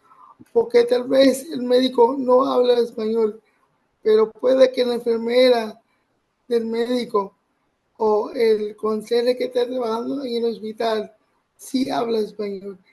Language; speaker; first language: Spanish; early bilingual, other home language; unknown